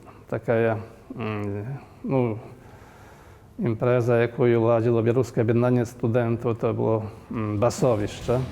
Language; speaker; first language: Polish; non-native, local second language; Belarusian